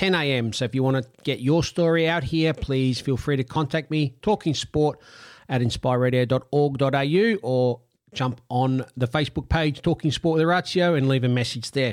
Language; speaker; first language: English; non-native, local second language; Italian